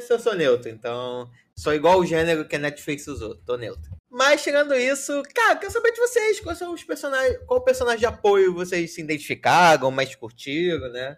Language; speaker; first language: Portuguese; native; Portuguese